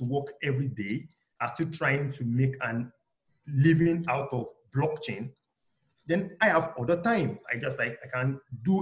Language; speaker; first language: English; non-native, local second language; Yoruba